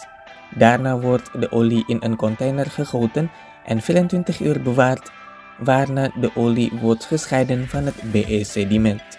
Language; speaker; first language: Dutch; non-native, fluent; Indonesian